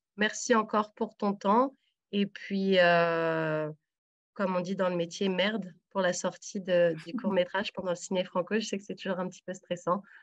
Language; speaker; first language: French; native; French